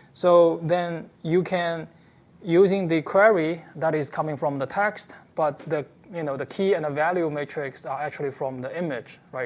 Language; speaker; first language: English; non-native, fluent; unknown